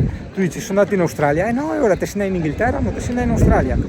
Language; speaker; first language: Italian; native; Italian